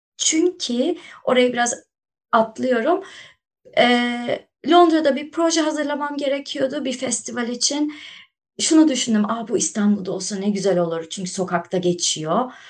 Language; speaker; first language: Turkish; native; Turkish